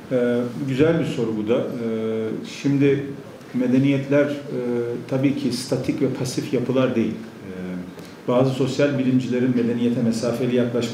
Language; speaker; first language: Turkish; native; Turkish